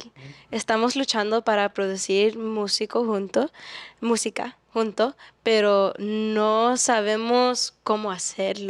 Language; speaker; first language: Spanish; early bilingual, heritage; English